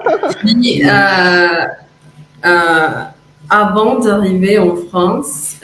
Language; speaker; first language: French; non-native, fluent; Spanish